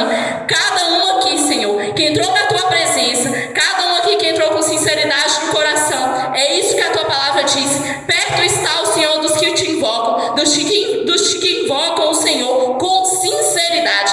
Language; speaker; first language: Portuguese; native; Portuguese